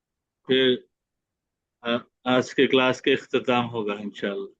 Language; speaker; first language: Hindi; non-native, fluent; Bangla